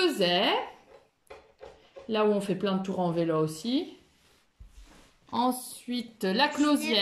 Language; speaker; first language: French; native; French